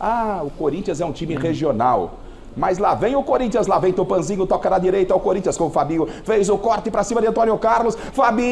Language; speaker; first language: Portuguese; native; Portuguese